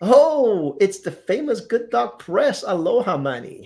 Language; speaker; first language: English; non-native, fluent; Spanish